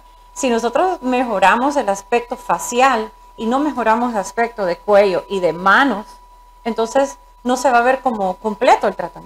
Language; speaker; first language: Spanish; native; Spanish